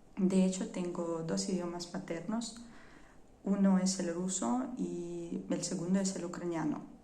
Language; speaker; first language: Spanish; non-native, fluent; Ukrainian